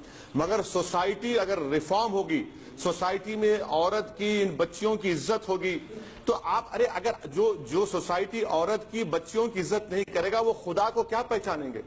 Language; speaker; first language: Urdu; native; Urdu